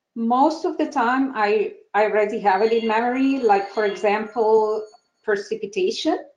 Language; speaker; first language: English; non-native, fluent; Arabic